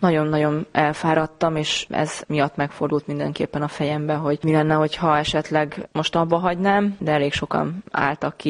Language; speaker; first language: Hungarian; native; Hungarian